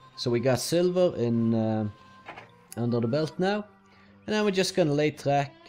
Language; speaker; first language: English; non-native, fluent; Norwegian